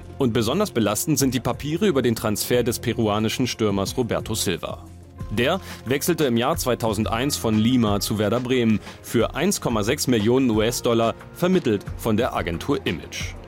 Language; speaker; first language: German; native; German